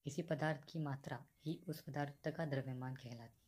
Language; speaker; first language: Hindi; non-native, local second language; Marathi